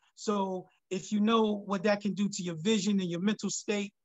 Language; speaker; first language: English; native; English